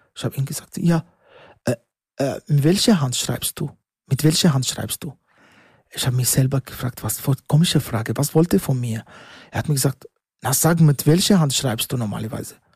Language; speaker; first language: German; non-native, learner; Arabic